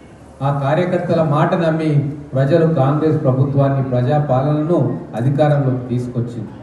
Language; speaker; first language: Telugu; native; Telugu